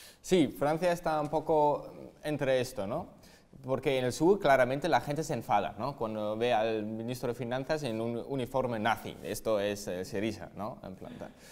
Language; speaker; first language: Spanish; non-native, fluent; German